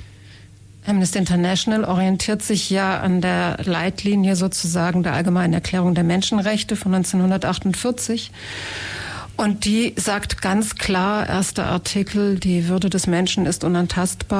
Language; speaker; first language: German; native; German